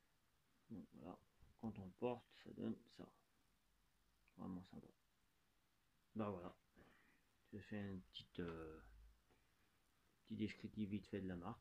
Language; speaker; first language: French; native; French